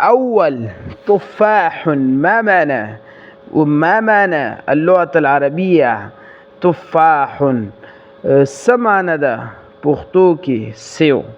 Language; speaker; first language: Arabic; non-native, learner; Pashto